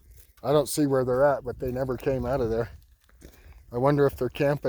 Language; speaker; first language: English; native; English